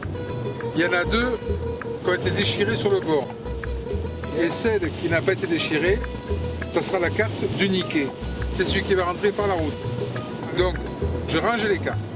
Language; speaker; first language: French; native; French